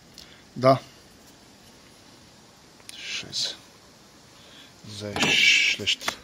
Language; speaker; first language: German; non-native, learner; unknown